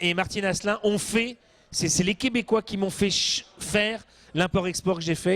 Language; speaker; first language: French; native; French